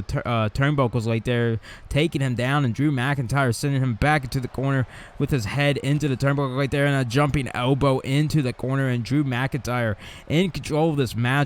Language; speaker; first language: English; native; English